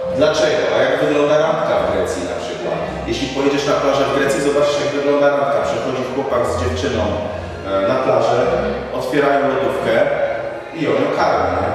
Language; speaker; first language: Polish; native; Polish